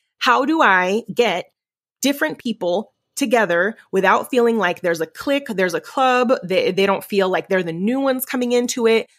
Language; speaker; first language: English; early bilingual, other home language; Spanish